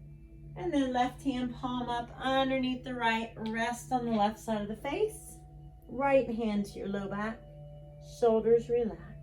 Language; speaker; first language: English; native; English